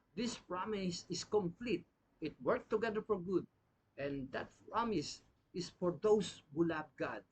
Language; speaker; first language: English; non-native, local second language; Filipino